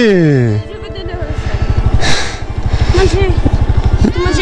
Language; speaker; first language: French; non-native, learner; Arabic